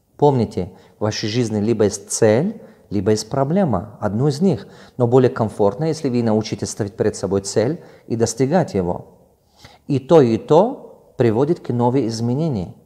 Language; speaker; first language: Russian; non-native, local second language; Tajik